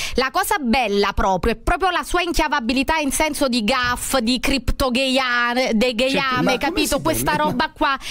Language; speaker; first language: Italian; native; Italian